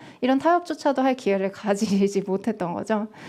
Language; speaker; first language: Korean; native; Korean